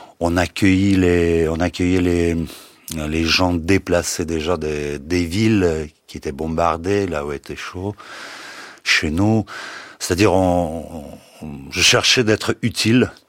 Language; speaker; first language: French; non-native, fluent; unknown